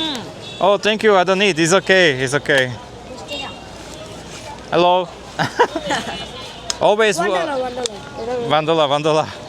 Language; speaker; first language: English; non-native, learner; Slovak